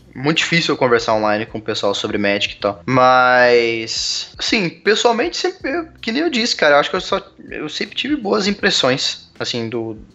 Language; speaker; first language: Portuguese; native; Portuguese